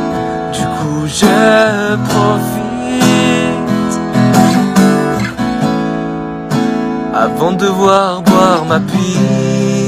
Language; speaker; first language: French; native; French